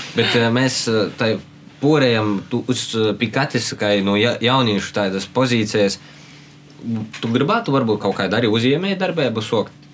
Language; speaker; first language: Latvian; native; Latvian